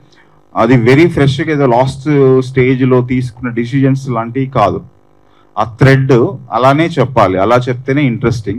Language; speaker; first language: Telugu; native; Telugu